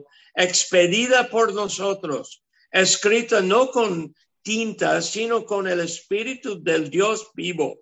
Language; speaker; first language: Spanish; non-native, fluent; English